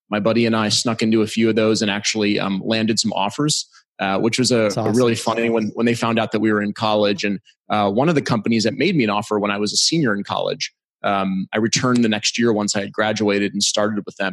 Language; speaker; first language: English; native; English